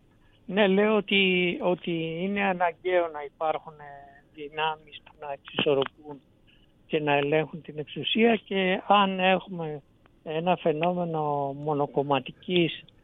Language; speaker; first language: Greek; native; Greek